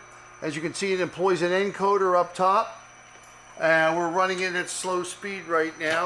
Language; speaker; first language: English; native; English